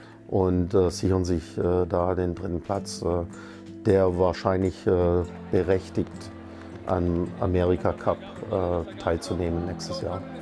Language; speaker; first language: German; native; German